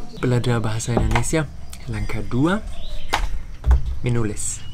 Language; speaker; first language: Indonesian; non-native, learner; German